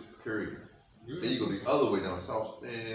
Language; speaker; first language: English; native; English